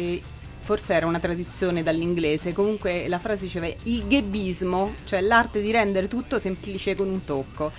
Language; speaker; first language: Italian; native; Italian